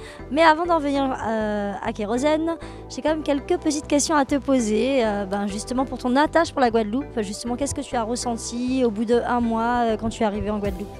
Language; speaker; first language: French; native; French